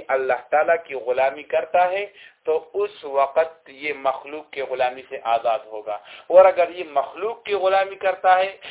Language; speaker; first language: Urdu; non-native, local second language; Pashto